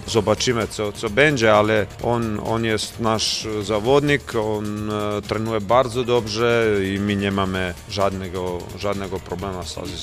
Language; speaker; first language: Polish; non-native, fluent; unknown